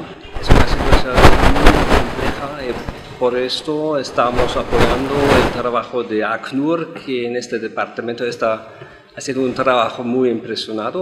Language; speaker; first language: Spanish; non-native, fluent; German